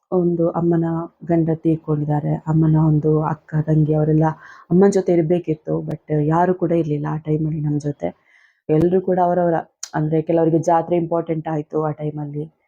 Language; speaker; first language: Kannada; non-native, local second language; Tulu